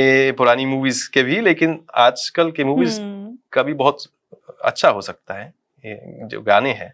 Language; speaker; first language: Hindi; non-native, fluent; Dutch